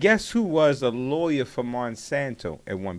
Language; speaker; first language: English; native; English